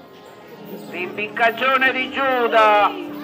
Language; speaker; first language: Italian; native; Italian